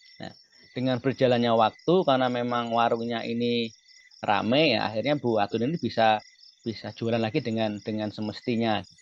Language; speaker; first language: Indonesian; native; Indonesian